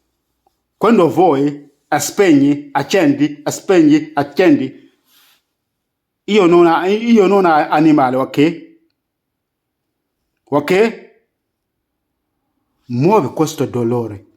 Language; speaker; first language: Italian; non-native, learner; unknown